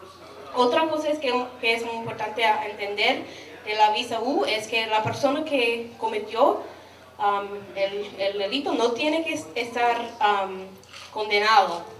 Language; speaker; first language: Spanish; non-native, fluent; English